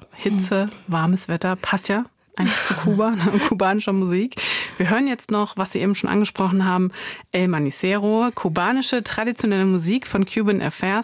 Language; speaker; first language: German; native; German